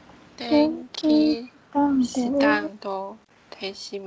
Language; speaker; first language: Japanese; non-native, learner; Chinese